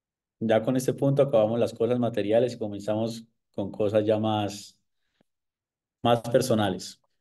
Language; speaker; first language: Spanish; native; Spanish